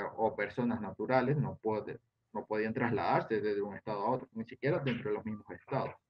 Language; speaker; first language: Spanish; native; Spanish